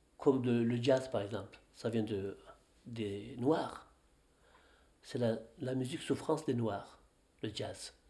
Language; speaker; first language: French; non-native, fluent; Turkish